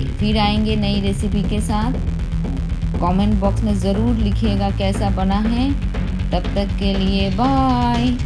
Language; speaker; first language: Hindi; non-native, local second language; Bangla